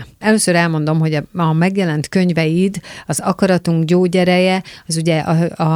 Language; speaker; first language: Hungarian; native; Hungarian